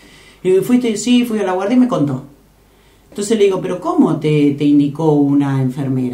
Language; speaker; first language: Spanish; native; Spanish